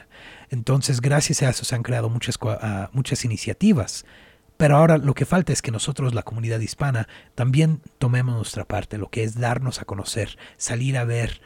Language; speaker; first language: Spanish; native; Spanish